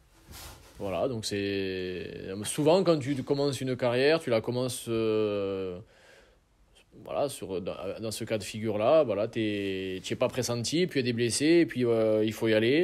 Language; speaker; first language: French; native; French